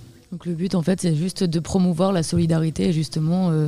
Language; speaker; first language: French; native; French